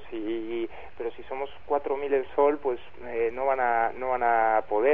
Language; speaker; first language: Spanish; native; Spanish